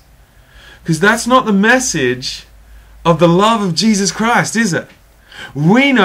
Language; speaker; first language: English; native; English